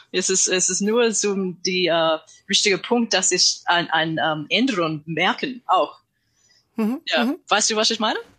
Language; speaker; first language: German; non-native, learner; English